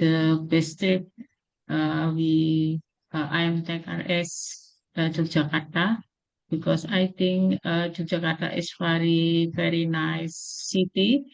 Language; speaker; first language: English; non-native, learner; Indonesian